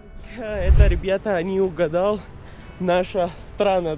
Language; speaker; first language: Russian; non-native, learner; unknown